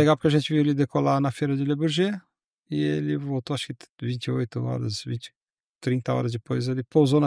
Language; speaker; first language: Portuguese; native; Portuguese